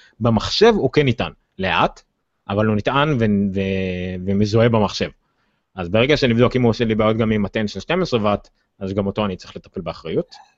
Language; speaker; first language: Hebrew; native; Hebrew